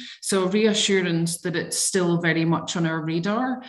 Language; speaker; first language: English; native; English